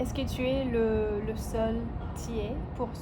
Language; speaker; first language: French; non-native, learner; English